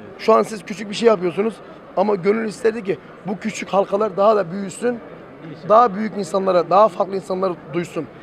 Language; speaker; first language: Turkish; native; Turkish